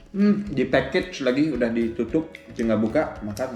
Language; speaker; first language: Indonesian; early bilingual, heritage; German